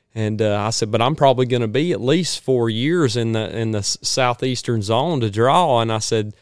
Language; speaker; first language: English; native; English